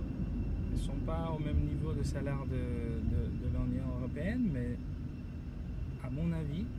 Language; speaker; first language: French; non-native, fluent; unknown